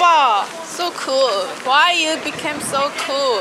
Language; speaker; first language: English; non-native, learner; Korean